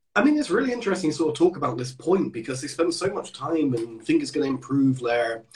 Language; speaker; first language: English; native; English